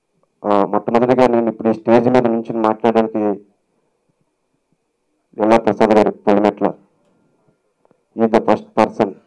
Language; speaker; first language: Telugu; native; Telugu